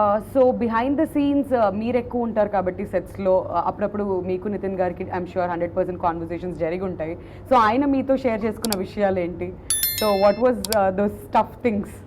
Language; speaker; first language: Telugu; native; Telugu